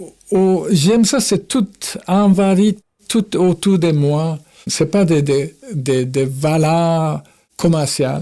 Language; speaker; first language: French; non-native, fluent; Japanese